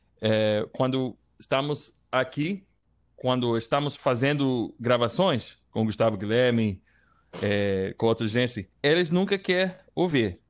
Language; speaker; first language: Portuguese; non-native, learner; English